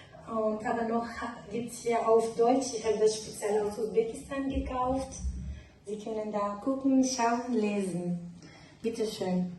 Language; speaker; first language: German; non-native, learner; Tajik